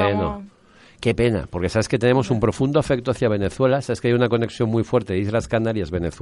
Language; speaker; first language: Spanish; native; Spanish